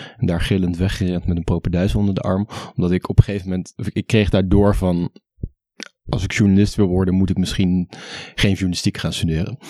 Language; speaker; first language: Dutch; native; Dutch